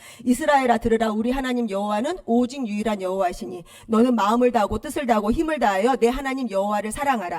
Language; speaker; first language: Korean; native; Korean